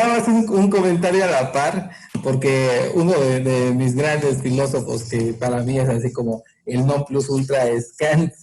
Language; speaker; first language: Spanish; native; Spanish